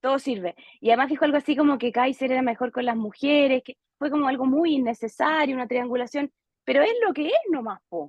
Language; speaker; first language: Spanish; native; Spanish